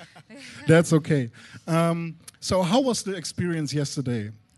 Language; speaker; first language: English; non-native, fluent; German